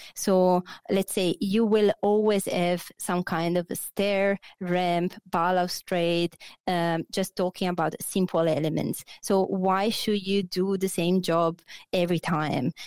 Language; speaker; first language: English; non-native, fluent; Italian